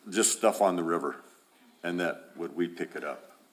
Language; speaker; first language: English; native; English